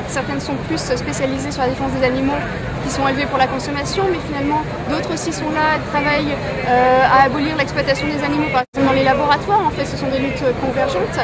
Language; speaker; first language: French; native; French